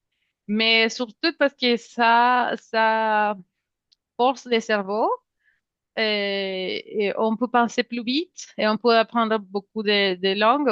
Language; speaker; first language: French; non-native, fluent; Spanish